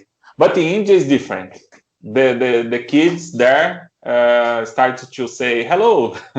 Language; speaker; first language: English; non-native, learner; Portuguese